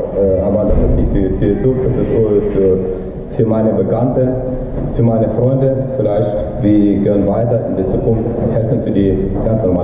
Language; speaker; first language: German; non-native, learner; Ukrainian